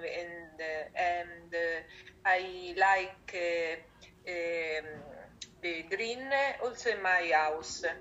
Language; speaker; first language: English; non-native, learner; Italian